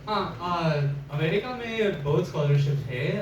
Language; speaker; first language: Hindi; early bilingual, heritage; English